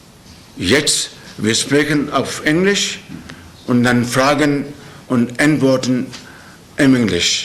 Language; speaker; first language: German; non-native, learner; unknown